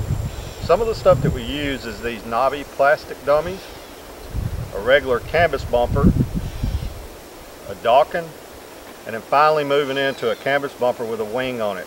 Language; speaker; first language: English; native; English